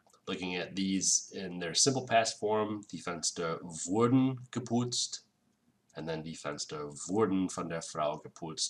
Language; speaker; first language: German; non-native, fluent; English